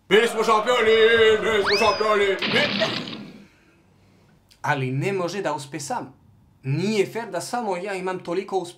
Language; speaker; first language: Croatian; non-native, learner; French